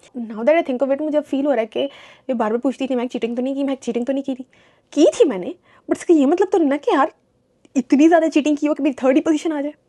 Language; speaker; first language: Urdu; native; Urdu